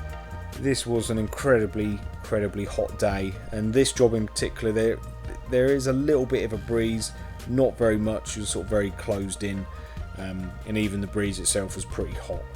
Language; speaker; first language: English; native; English